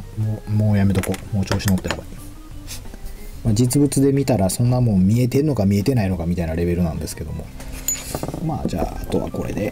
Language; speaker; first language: Japanese; native; Japanese